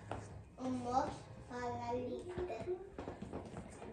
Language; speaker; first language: Swedish; early bilingual, other home language; Mongolian